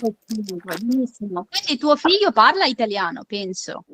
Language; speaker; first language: Italian; non-native, fluent; Urdu